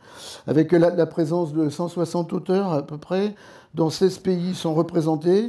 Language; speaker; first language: French; native; French